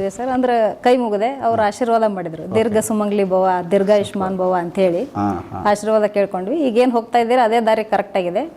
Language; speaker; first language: Kannada; native; Kannada